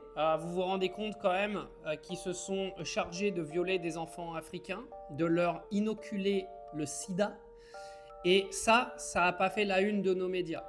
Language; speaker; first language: French; native; French